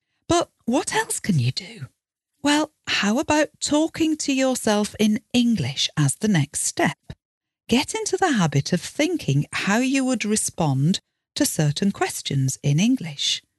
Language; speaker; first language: English; native; English